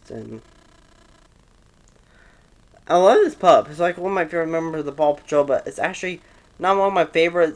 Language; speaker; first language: English; native; English